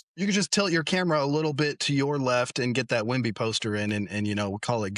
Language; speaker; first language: English; native; English